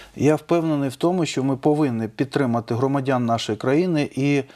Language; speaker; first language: Ukrainian; non-native, local second language; Russian